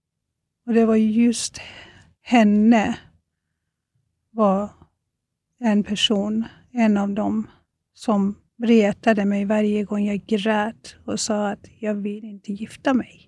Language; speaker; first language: Swedish; non-native, fluent; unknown